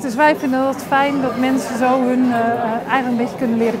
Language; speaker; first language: Dutch; native; Dutch